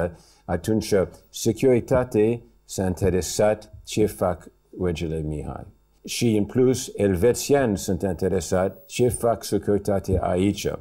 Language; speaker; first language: Romanian; early bilingual, heritage; English